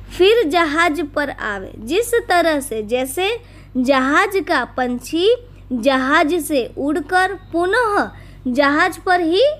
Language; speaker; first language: Hindi; non-native, local second language; Gujarati